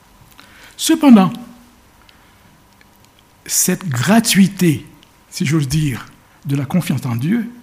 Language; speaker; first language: French; native; French